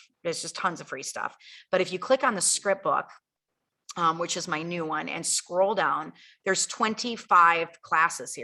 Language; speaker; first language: English; native; English